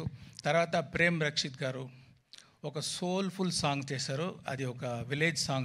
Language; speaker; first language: Telugu; non-native, learner; Tamil